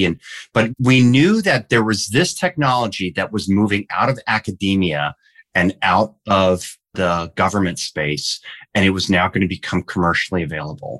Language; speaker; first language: English; early bilingual, heritage; English